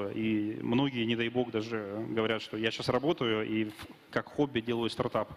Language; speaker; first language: Russian; native; Russian